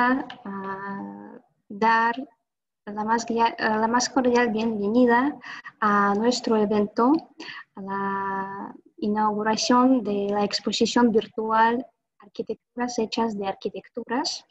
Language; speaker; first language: Spanish; non-native, fluent; Russian